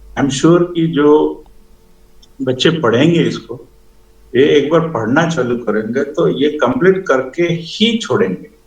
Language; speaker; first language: Hindi; non-native, local second language; Telugu